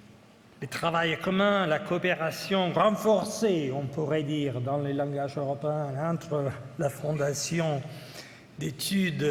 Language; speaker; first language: French; non-native, fluent; Italian